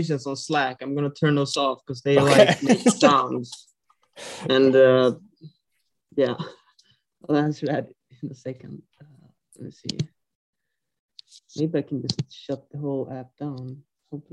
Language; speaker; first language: English; non-native, fluent; Swedish